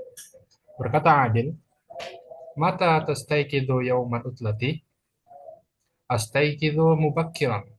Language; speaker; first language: Arabic; non-native, fluent; Indonesian